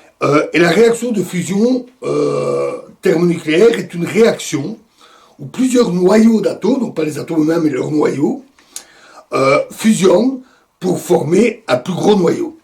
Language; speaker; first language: French; native; French